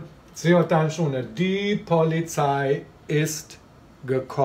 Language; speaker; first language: German; non-native, fluent; Chinese